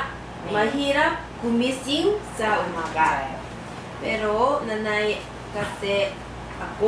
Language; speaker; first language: Filipino; non-native, learner; Korean